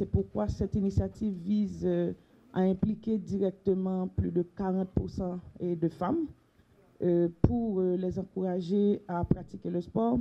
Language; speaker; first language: French; non-native, local second language; Haitian Creole